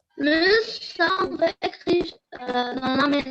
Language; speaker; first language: French; non-native, learner; Arabic